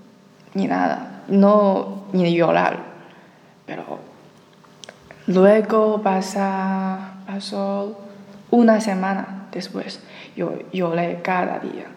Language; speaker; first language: Spanish; non-native, learner; Chinese